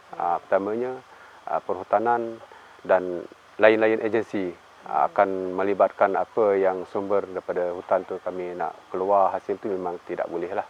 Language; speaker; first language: Malay; non-native, local second language; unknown